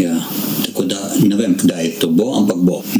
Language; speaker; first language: Slovenian; non-native, learner; Armenian